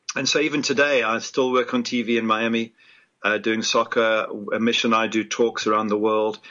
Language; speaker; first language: English; native; English